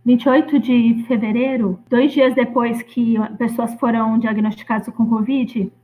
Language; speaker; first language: Portuguese; non-native, fluent; Greek